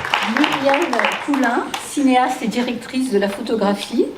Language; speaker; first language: French; native; French